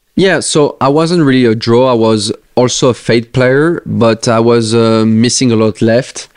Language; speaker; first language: English; non-native, fluent; French